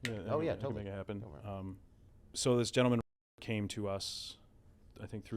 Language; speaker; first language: English; native; English